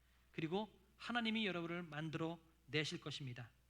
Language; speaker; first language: Korean; native; Korean